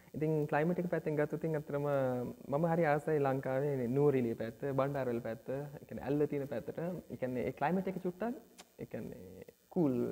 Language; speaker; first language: Sinhala; early bilingual, other home language; Nepali